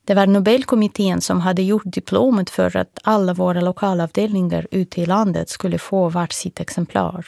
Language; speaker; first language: Swedish; non-native, fluent; Russian